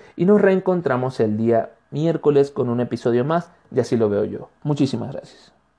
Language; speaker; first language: Spanish; native; Spanish